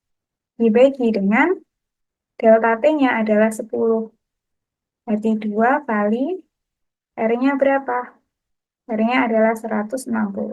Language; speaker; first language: Indonesian; native; Indonesian